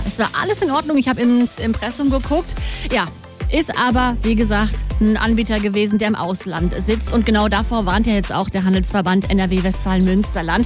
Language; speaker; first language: German; native; German